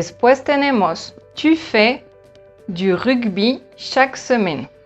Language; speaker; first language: Spanish; non-native, fluent; French